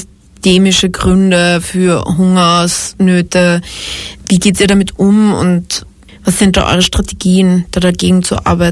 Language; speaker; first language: German; native; German